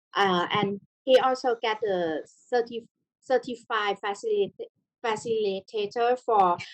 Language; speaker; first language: English; non-native, learner; Thai